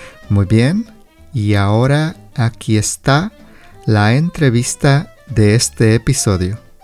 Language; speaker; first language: Spanish; native; Spanish